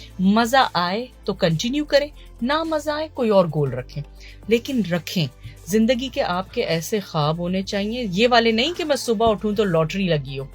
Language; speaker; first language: Urdu; early bilingual, heritage; Urdu